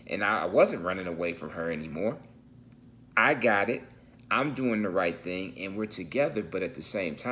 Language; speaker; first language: English; native; English